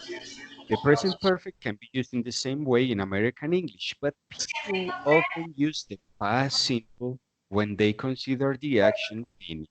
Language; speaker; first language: English; non-native, fluent; Spanish